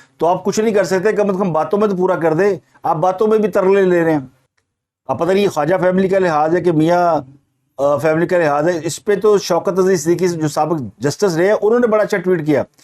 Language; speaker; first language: Urdu; non-native, local second language; Punjabi